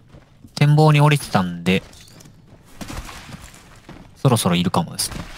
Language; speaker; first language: Japanese; native; Japanese